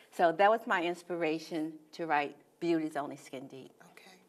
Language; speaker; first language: English; native; English